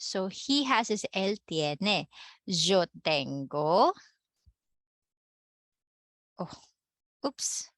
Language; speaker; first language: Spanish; non-native, fluent; Filipino